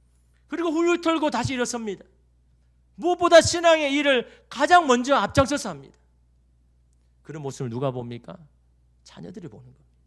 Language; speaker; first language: Korean; native; Korean